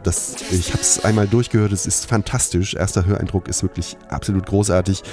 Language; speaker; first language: German; native; German